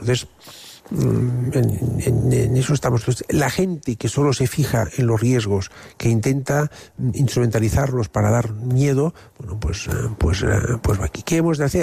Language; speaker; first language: Spanish; non-native, local second language; Catalan